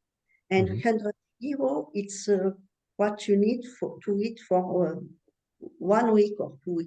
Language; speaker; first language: English; non-native, learner; French